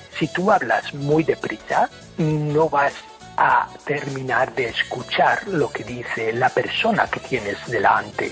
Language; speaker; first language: Spanish; non-native, fluent; English